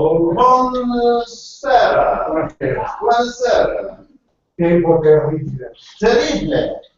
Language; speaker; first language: Italian; non-native, learner; English